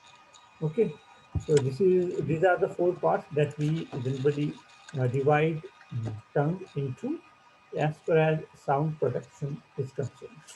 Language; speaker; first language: English; non-native, local second language; Marathi